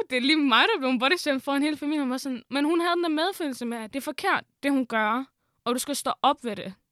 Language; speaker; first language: Danish; early bilingual, other home language; Arabic